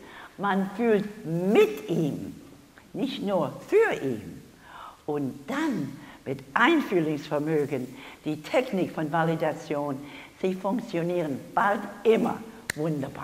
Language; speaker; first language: German; non-native, learner; English